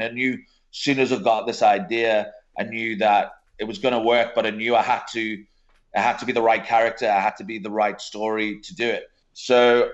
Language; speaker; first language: English; native; English